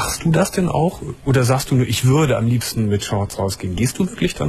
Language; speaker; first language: German; native; German